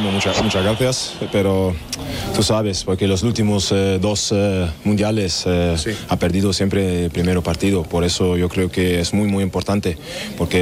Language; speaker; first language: Spanish; non-native, learner; German